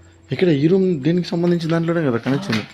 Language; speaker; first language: Telugu; native; Telugu